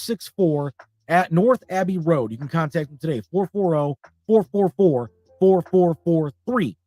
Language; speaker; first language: English; native; English